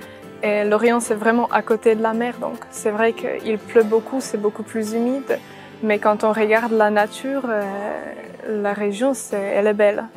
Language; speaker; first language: French; non-native, fluent; Czech